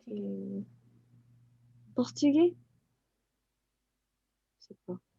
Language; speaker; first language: French; non-native, fluent; Korean